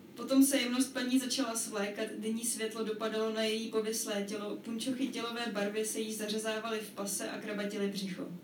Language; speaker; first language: Czech; native; Czech